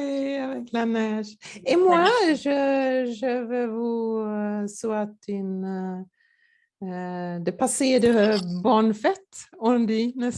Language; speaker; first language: French; non-native, learner; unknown